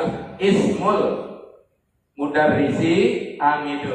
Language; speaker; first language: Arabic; non-native, learner; Indonesian